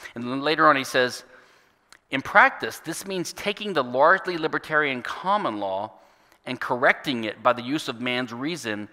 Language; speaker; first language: English; native; English